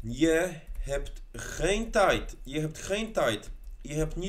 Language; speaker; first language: Dutch; non-native, learner; Polish